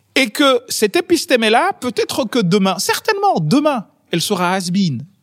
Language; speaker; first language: French; non-native, local second language; Ngazidja Comorian